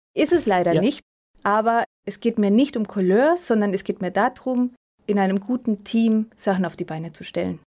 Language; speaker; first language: German; early bilingual, other home language; Spanish